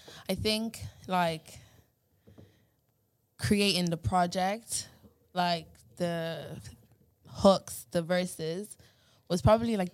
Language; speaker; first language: English; native; English